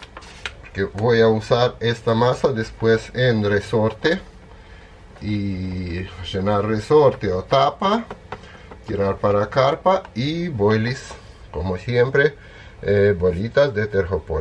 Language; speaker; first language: Spanish; non-native, fluent; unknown